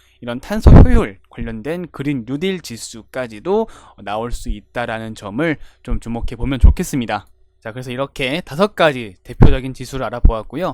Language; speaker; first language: Korean; native; Korean